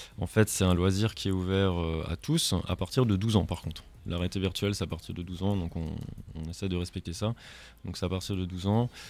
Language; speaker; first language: French; native; French